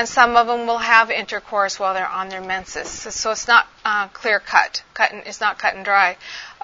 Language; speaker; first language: English; native; English